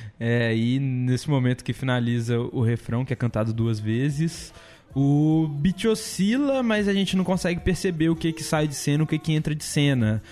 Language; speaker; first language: Portuguese; native; Portuguese